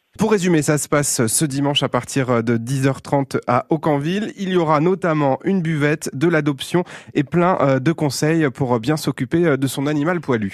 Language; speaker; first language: French; native; French